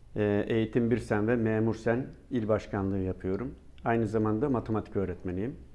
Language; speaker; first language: Turkish; native; Turkish